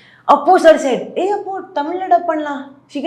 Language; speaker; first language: Tamil; non-native, learner; Hindi